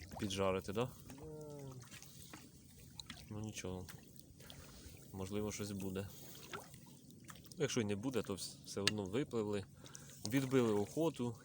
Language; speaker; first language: Ukrainian; native; Ukrainian